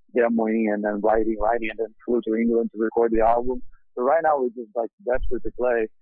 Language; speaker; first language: English; non-native, fluent; Portuguese